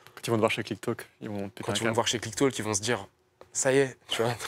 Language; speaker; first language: French; native; French